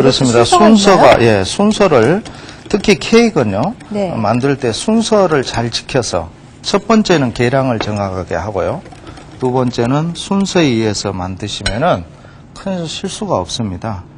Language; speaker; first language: Korean; native; Korean